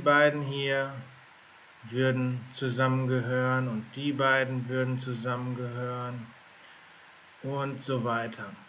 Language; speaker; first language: German; native; German